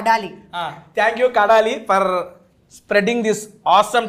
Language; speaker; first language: Telugu; native; Telugu